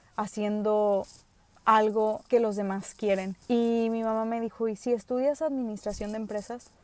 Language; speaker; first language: Spanish; early bilingual, other home language; English